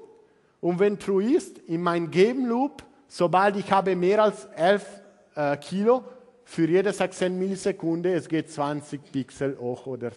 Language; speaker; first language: German; non-native, learner; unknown